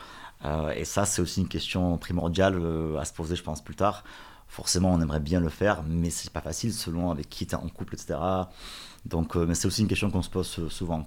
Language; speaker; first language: French; early bilingual, other home language; Russian